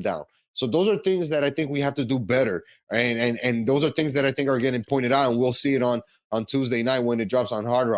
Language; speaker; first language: English; native; English